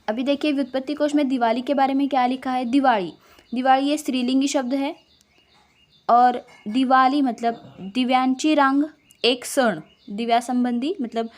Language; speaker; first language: Hindi; non-native, local second language; Marathi